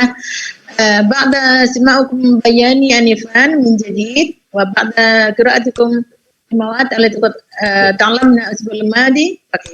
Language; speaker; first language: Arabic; non-native, fluent; Indonesian